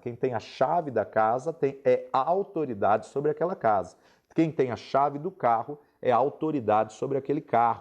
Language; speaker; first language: Portuguese; native; Portuguese